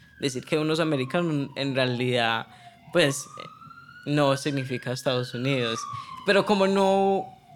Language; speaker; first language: Spanish; early bilingual, heritage; Spanish